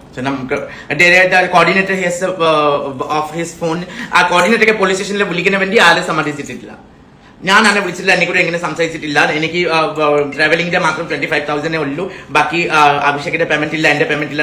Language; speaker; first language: Malayalam; non-native, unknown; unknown